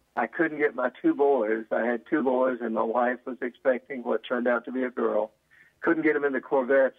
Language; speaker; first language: English; native; English